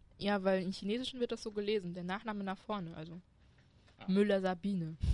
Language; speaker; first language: German; early bilingual, other home language; Chinese